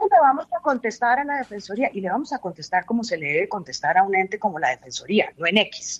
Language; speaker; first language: Spanish; native; Spanish